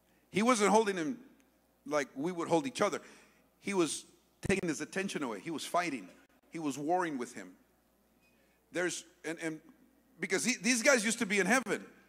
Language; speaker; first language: English; native; English